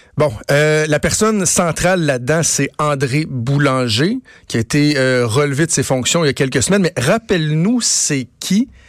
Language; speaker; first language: French; native; French